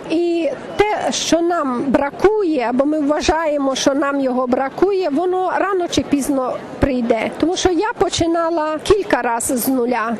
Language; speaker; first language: Ukrainian; native; Ukrainian